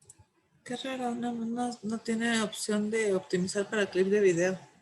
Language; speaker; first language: Spanish; native; Spanish